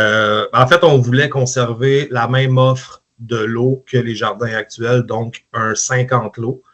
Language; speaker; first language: French; native; French